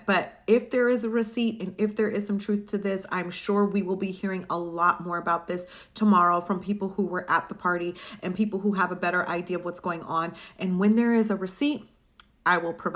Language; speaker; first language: English; native; English